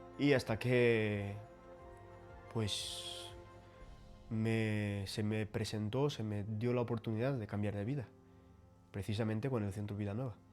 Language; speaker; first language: Spanish; early bilingual, other home language; Portuguese